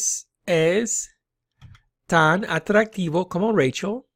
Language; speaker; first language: Spanish; non-native, fluent; English